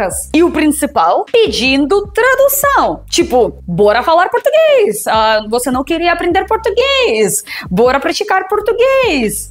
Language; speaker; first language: Portuguese; non-native, fluent; Russian